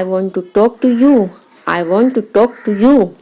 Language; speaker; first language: English; non-native, local second language; Hindi